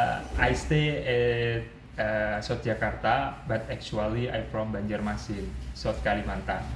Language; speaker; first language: English; non-native, learner; Indonesian